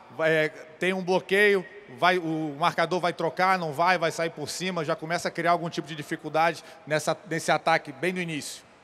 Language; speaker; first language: Portuguese; native; Portuguese